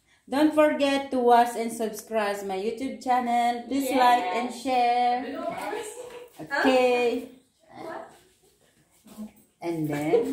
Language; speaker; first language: English; non-native, learner; Filipino